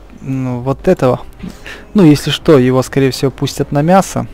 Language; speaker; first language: Russian; native; Russian